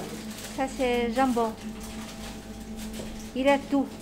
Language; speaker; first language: French; non-native, learner; Vietnamese